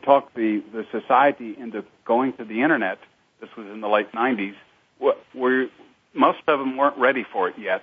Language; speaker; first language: English; native; English